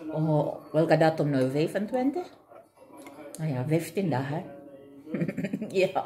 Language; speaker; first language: Dutch; non-native, learner; Filipino